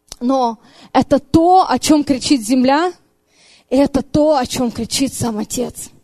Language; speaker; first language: Russian; early bilingual, heritage; Russian